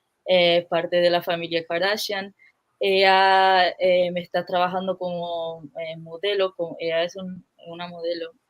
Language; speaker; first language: Spanish; non-native, fluent; English